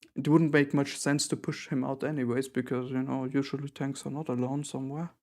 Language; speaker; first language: English; non-native, fluent; German